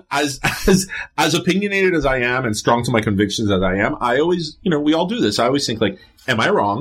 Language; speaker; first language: English; early bilingual, other home language; Spanish